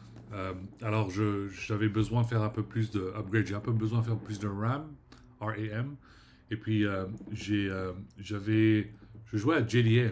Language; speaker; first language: French; early bilingual, heritage; French